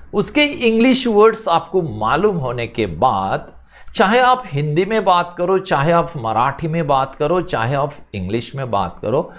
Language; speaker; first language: Hindi; non-native, local second language; Marathi